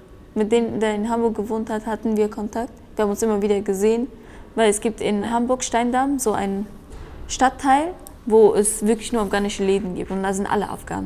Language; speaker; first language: German; early bilingual, other home language; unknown